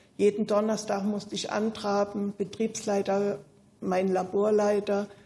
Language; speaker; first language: German; native; German